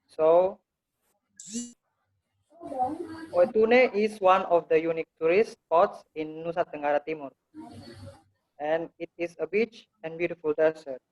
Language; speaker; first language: English; non-native, learner; Indonesian